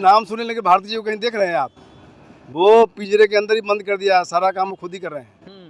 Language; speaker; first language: Hindi; native; Hindi